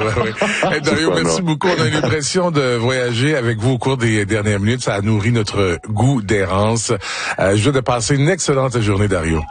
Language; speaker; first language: French; native; French